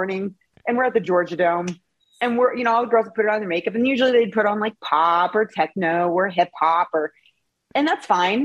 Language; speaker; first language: English; native; English